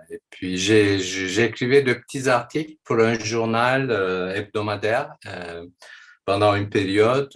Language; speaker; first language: French; non-native, fluent; Turkish